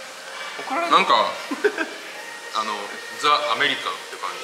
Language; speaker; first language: Japanese; native; Japanese